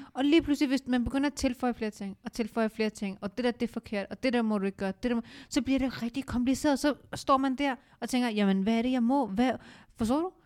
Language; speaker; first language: Danish; native; Danish